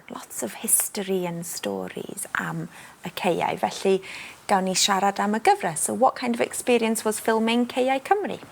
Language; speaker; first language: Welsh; native; Welsh